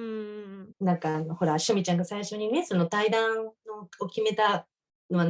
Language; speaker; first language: Japanese; native; Japanese